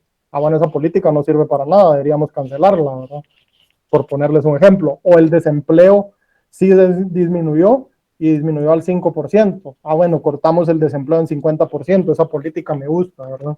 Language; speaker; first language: Spanish; native; Spanish